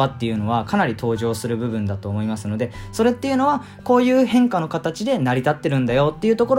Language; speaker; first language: Japanese; native; Japanese